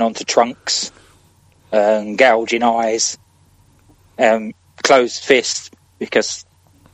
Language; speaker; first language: English; native; English